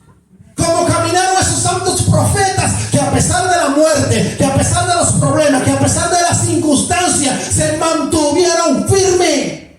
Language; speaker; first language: Spanish; native; Spanish